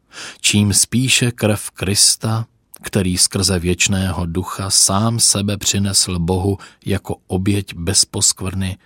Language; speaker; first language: Czech; native; Czech